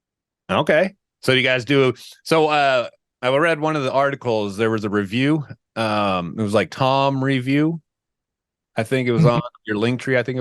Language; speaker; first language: English; native; English